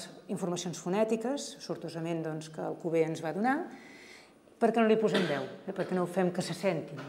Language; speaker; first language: Catalan; native; Catalan